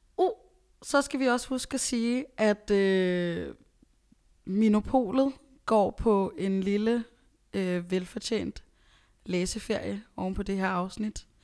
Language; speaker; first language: Danish; early bilingual, other home language; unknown